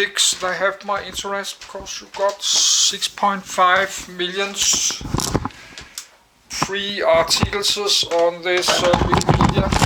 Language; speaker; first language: English; non-native, learner; Danish